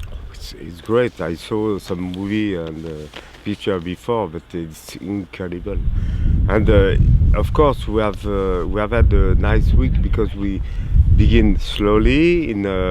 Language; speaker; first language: English; non-native, learner; French